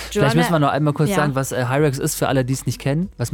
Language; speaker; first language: German; native; German